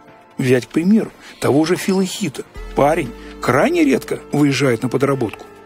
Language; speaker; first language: Russian; native; Russian